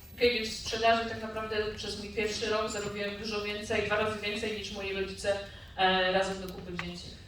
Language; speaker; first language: Polish; native; Polish